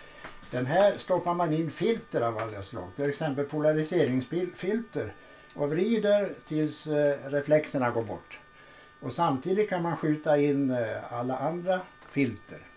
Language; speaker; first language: Swedish; native; Swedish